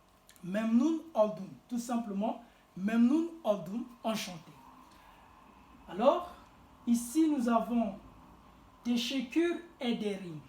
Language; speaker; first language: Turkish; non-native, fluent; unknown